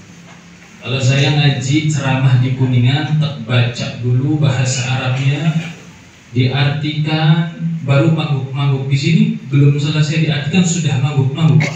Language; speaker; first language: Indonesian; native; Indonesian